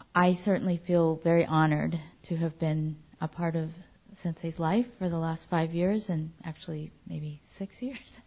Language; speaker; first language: English; early bilingual, other home language; Japanese